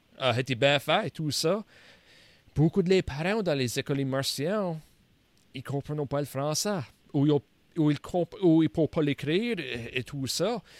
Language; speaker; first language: French; native; French